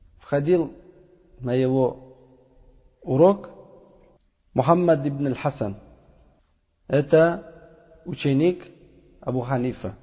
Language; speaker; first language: Russian; non-native, local second language; Uzbek